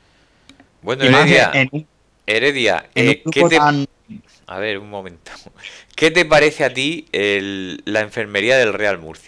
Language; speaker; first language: Spanish; native; Spanish